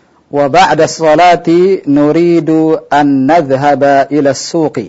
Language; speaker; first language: Arabic; non-native, fluent; Indonesian